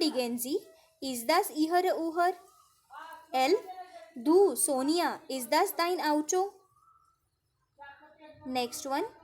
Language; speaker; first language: German; non-native, fluent; Marathi